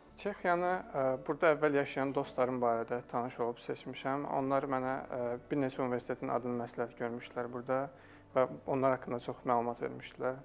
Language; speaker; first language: Azerbaijani; native; Azerbaijani